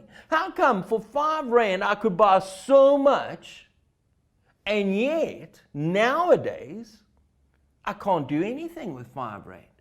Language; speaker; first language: English; native; English